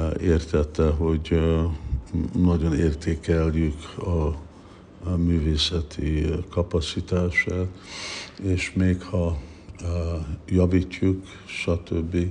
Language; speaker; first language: Hungarian; early bilingual, heritage; Hungarian